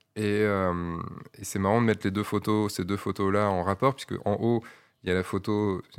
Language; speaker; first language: French; native; French